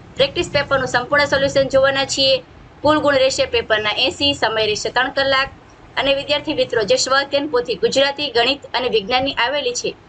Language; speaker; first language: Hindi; non-native, local second language; Gujarati